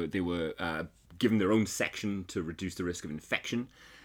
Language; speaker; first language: English; native; English